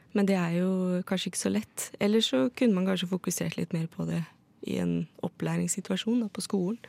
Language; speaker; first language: Norwegian; native; Norwegian